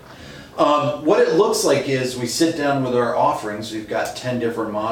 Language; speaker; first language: English; native; English